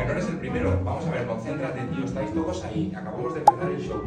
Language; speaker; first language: Spanish; native; Spanish